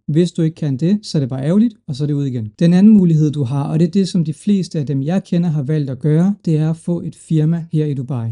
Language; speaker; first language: Danish; early bilingual, other home language; Urdu